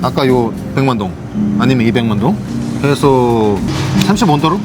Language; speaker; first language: Korean; native; Korean